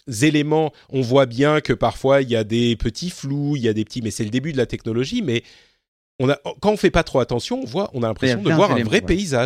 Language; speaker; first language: French; native; French